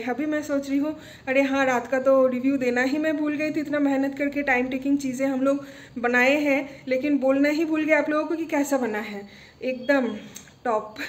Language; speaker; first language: Hindi; non-native, local second language; Bangla